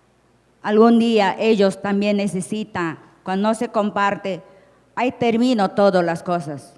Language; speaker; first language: Spanish; non-native, local second language; Shipibo-Conibo